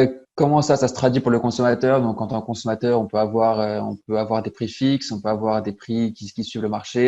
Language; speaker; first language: French; native; French